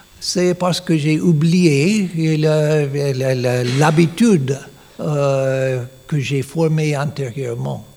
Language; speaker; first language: French; non-native, learner; English